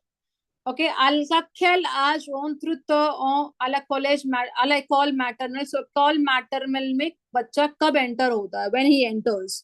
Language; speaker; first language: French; non-native, learner; Hindi